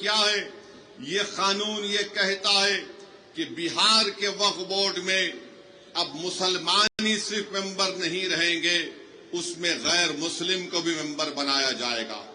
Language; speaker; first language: Urdu; native; Urdu